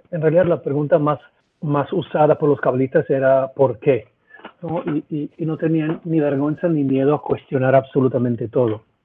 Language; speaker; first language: Spanish; non-native, fluent; Hebrew